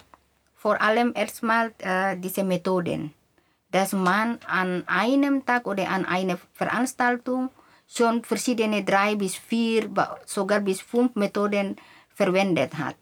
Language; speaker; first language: German; non-native, fluent; Indonesian